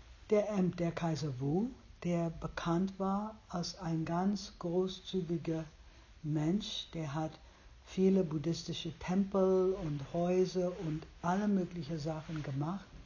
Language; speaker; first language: German; non-native, fluent; English